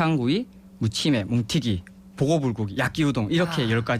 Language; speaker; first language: Korean; native; Korean